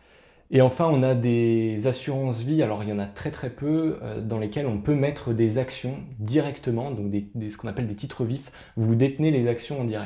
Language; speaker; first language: French; native; French